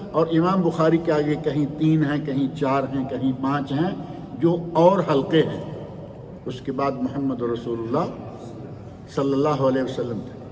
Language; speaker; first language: Urdu; native; Urdu